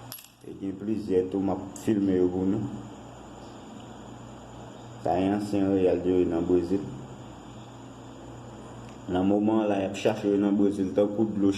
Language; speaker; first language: French; non-native, learner; Haitian Creole